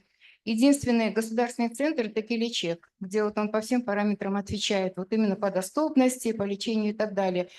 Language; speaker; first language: Russian; native; Russian